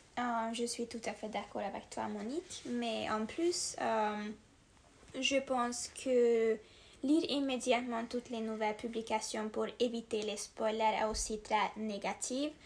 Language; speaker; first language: French; non-native, learner; Hungarian